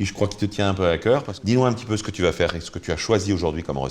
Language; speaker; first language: French; native; French